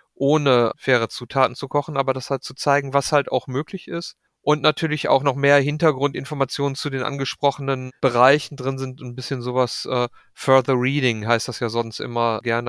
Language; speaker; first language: German; native; German